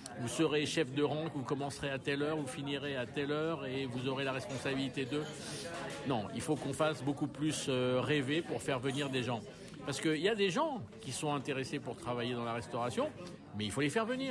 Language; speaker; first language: French; native; French